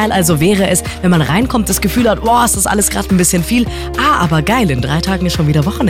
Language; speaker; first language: German; native; German